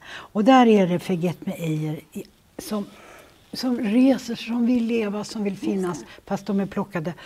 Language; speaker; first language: Swedish; native; Swedish